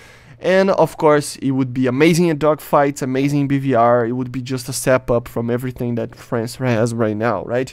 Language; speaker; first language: English; non-native, fluent; Portuguese